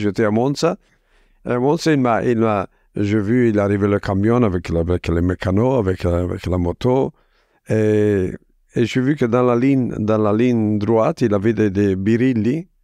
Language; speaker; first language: French; non-native, fluent; Italian